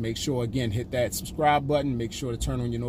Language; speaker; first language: English; native; English